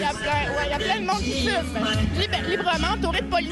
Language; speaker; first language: French; native; French